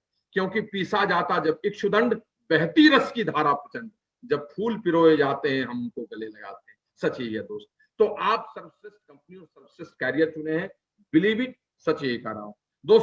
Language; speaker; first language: Hindi; native; Hindi